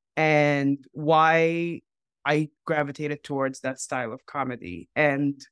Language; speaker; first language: English; non-native, fluent; Arabic